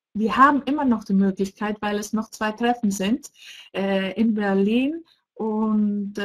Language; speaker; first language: German; non-native, fluent; Greek